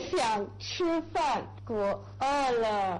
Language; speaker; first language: Chinese; non-native, learner; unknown